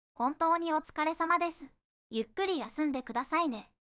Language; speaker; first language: Japanese; native; Japanese